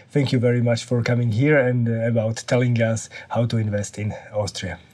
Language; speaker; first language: English; non-native, fluent; Slovak